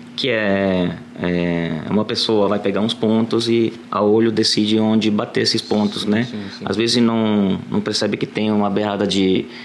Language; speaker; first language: Portuguese; non-native, fluent; Italian